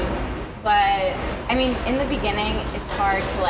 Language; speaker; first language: English; native; English